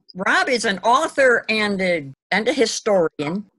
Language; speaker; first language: English; native; English